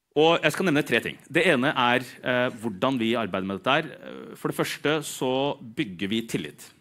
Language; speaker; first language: Norwegian; early bilingual, other home language; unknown